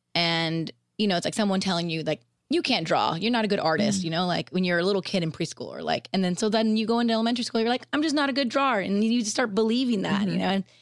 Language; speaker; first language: English; native; English